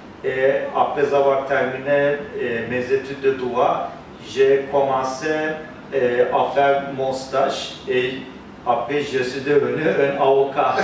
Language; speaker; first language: French; non-native, fluent; Turkish